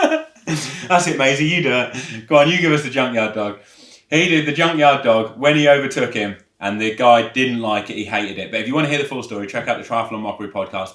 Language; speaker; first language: English; native; English